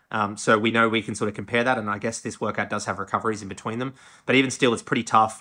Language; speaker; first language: English; native; English